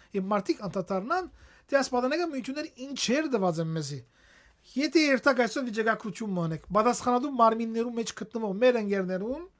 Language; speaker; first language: Armenian; native; Armenian